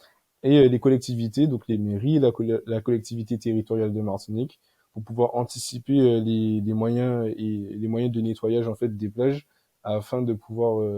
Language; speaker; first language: French; native; French